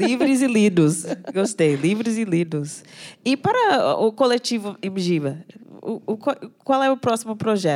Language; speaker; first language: Portuguese; non-native, fluent; English